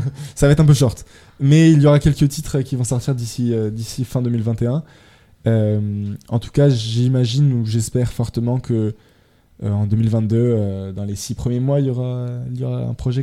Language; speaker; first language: French; native; French